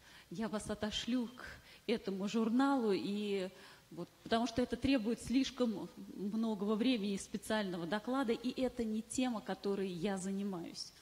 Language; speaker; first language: Russian; native; Russian